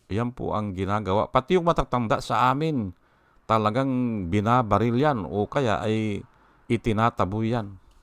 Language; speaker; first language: Filipino; non-native, local second language; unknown